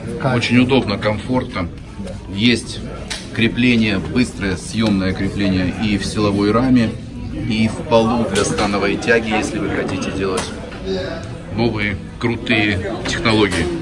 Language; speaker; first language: Russian; native; Russian